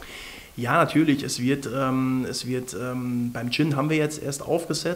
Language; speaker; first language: German; native; German